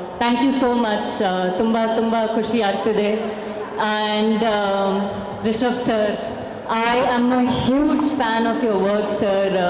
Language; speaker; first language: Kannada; non-native, learner; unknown